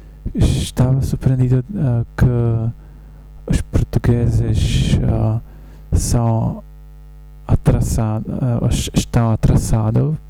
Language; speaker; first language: Portuguese; non-native, learner; Czech